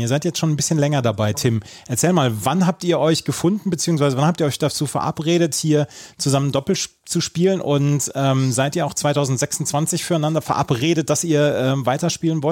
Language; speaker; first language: German; native; German